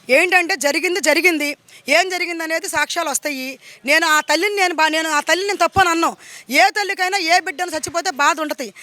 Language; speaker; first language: Telugu; native; Telugu